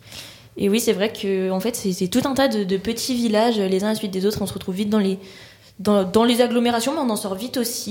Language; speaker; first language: French; native; French